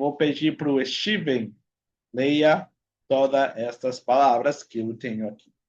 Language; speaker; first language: Portuguese; non-native, fluent; Spanish